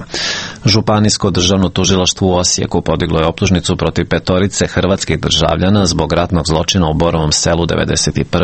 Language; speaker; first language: Serbian; native; Serbian